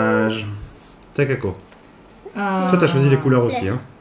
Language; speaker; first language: French; native; French